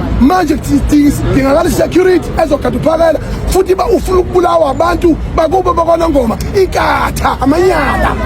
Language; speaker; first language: Zulu; native; Zulu